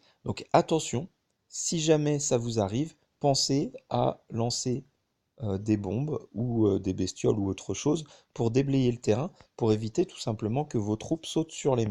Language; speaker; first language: French; native; French